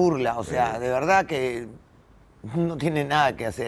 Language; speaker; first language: Spanish; native; Spanish